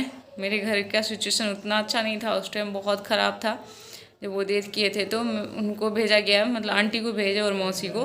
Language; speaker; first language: Hindi; non-native, local second language; Maithili